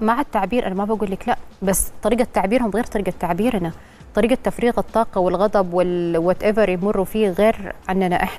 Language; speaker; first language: Arabic; native; Arabic